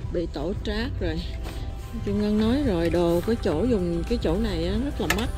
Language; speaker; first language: Vietnamese; native; Vietnamese